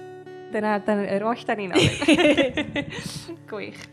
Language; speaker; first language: Welsh; native; Welsh